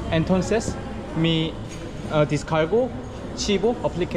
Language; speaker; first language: Spanish; non-native, learner; Korean